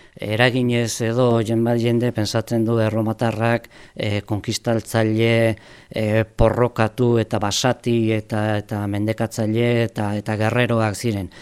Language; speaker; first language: Basque; native; Basque